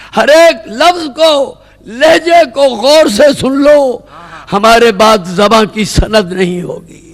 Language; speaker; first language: Urdu; native; Urdu